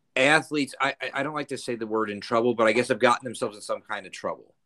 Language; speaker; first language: English; native; English